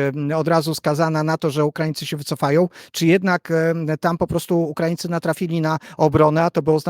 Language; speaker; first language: Polish; native; Polish